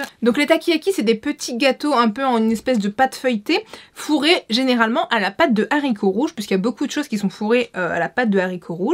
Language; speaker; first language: French; native; French